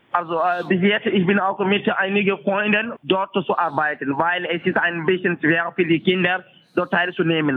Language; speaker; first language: German; non-native, fluent; French